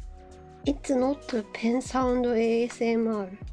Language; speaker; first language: English; non-native, learner; Japanese